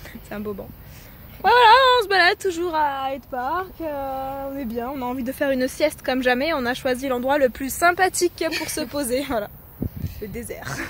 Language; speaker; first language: French; native; French